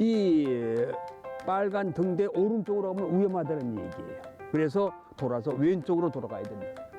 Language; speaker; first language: Korean; native; Korean